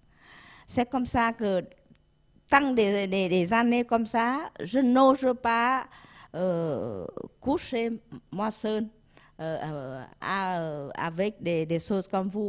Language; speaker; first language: French; non-native, learner; Vietnamese